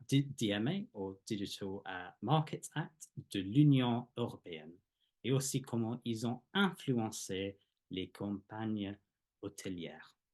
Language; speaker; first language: French; non-native, fluent; English